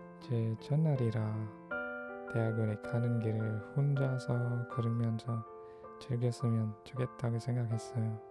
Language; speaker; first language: Korean; non-native, fluent; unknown